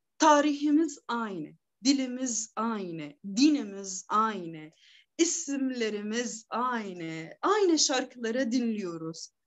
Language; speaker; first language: Turkish; non-native, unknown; Arabic